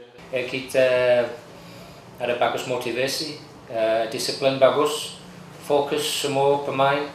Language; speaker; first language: Indonesian; non-native, learner; English